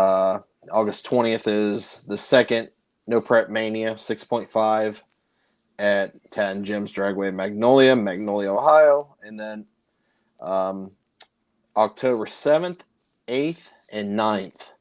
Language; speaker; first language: English; native; English